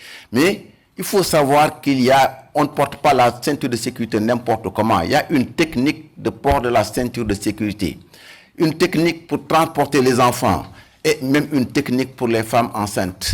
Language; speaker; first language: French; non-native, local second language; Wolof